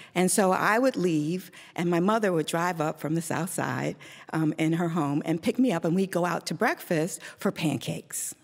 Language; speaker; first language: English; native; English